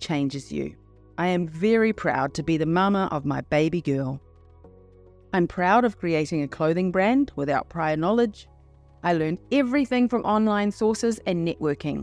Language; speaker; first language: English; native; English